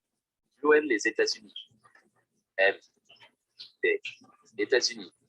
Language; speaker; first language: French; non-native, learner; Vietnamese